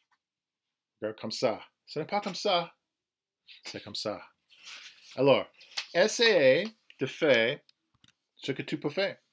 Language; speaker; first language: French; non-native, fluent; English